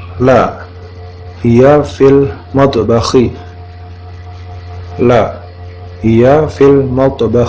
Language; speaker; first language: Arabic; non-native, fluent; Indonesian